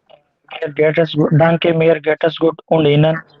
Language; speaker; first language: German; non-native, learner; Hindi